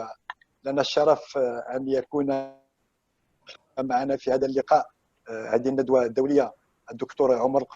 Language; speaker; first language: Arabic; native; Arabic